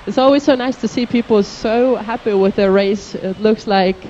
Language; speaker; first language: English; non-native, fluent; Estonian